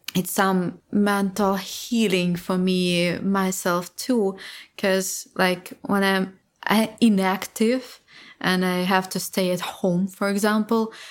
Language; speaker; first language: English; non-native, fluent; Ukrainian